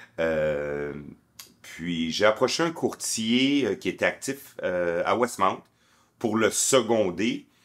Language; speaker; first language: French; native; French